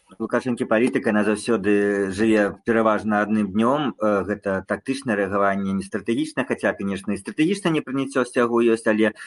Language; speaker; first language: Belarusian; non-native, local second language; Russian